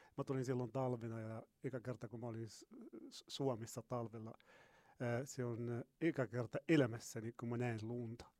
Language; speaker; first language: Finnish; non-native, fluent; Arabic